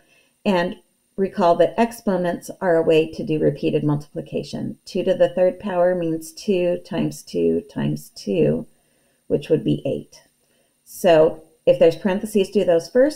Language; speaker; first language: English; native; English